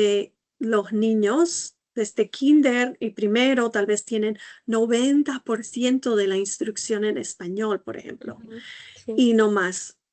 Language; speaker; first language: Spanish; non-native, fluent; English